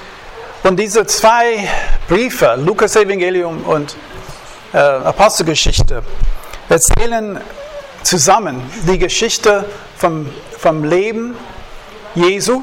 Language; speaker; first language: German; non-native, fluent; English